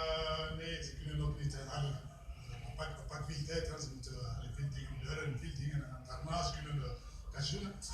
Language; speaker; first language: Dutch; non-native, learner; Lingala